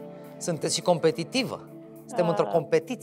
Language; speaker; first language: Romanian; native; Romanian